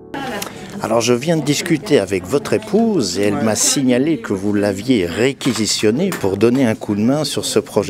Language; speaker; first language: French; native; French